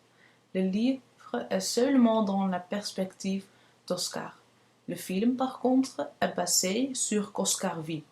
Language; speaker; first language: French; non-native, learner; Dutch